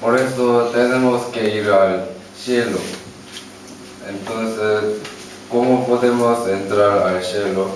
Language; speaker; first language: Spanish; non-native, learner; Korean